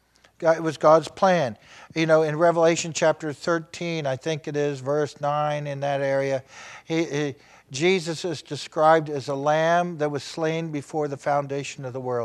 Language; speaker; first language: English; native; English